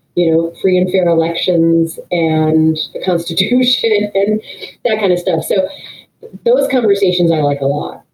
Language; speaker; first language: English; native; English